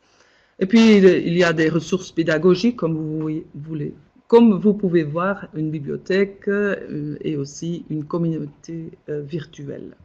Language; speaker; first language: French; non-native, local second language; Dutch